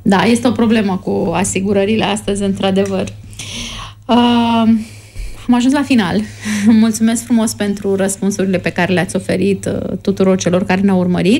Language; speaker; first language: Romanian; native; Romanian